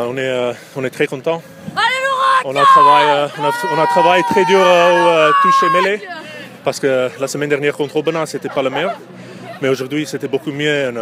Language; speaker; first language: French; non-native, learner; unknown